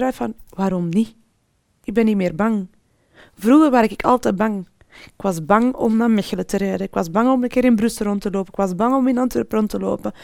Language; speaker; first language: Dutch; early bilingual, other home language; Arabic